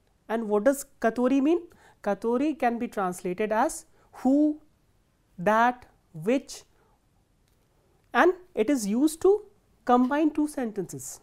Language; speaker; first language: English; non-native, local second language; Hindi